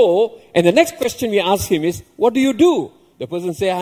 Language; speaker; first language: English; non-native, local second language; Tamil